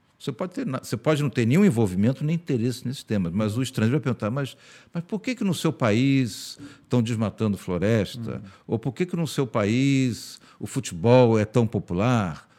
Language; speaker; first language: Portuguese; early bilingual, heritage; Portuguese